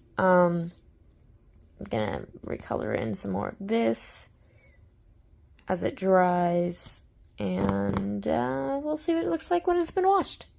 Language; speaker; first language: English; native; English